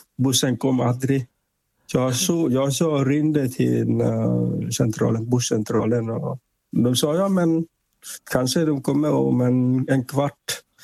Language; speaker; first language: Swedish; non-native, fluent; Vietnamese